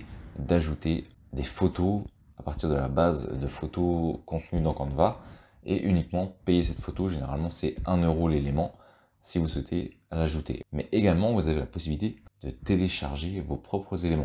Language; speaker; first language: French; native; French